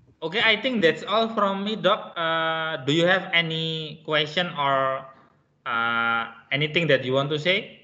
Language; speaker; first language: English; non-native, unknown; Indonesian